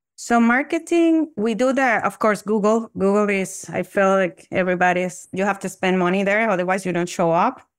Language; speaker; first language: English; non-native, fluent; Spanish